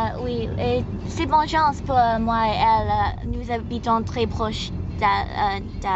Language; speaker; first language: French; non-native, learner; English